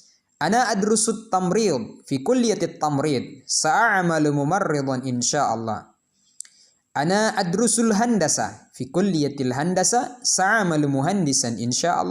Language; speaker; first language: Arabic; non-native, fluent; Indonesian